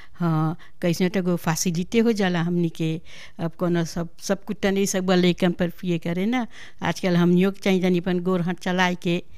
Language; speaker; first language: Bhojpuri; native; Bhojpuri